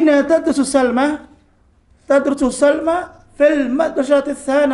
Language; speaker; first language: Arabic; non-native, learner; Indonesian